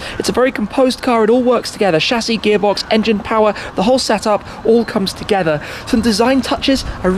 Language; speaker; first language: English; native; English